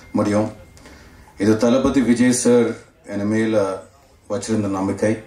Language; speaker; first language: Tamil; non-native, learner; Telugu